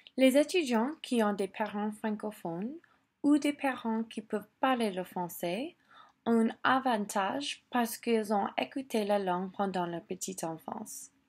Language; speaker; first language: French; non-native, local second language; English